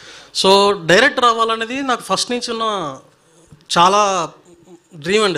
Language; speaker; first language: Telugu; native; Telugu